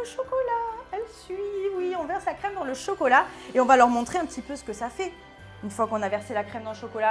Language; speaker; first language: French; native; French